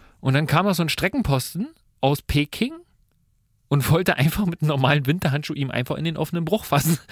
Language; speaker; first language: German; native; German